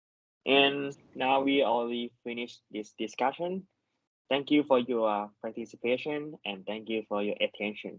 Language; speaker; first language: English; non-native, learner; Thai